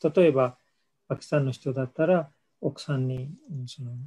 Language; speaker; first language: Japanese; non-native, fluent; Urdu